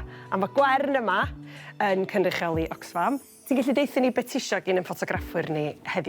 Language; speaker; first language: Welsh; native; Welsh